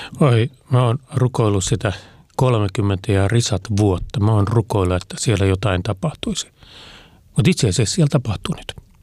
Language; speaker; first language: Finnish; native; Finnish